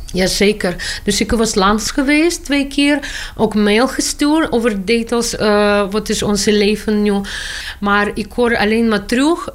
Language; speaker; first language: Dutch; non-native, learner; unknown